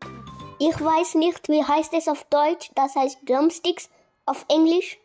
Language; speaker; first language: German; non-native, learner; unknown